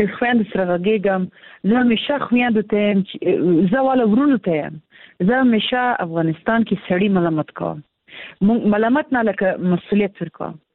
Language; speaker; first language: Pashto; native; Pashto